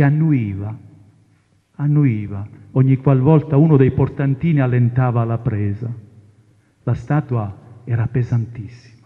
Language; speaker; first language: Italian; non-native, local second language; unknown